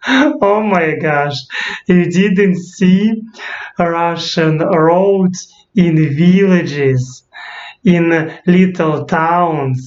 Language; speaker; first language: English; non-native, learner; Russian